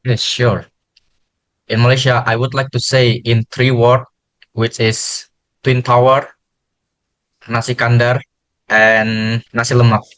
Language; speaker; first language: English; non-native, learner; Indonesian